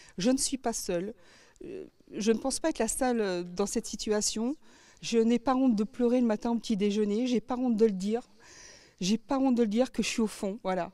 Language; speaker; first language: French; native; French